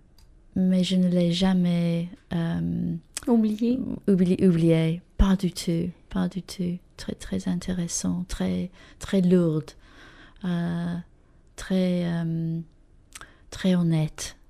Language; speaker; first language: French; non-native, fluent; English